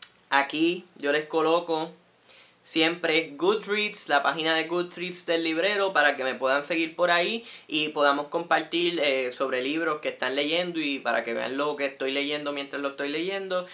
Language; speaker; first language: Spanish; native; Spanish